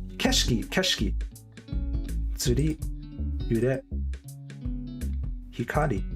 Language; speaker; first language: Japanese; non-native, learner; English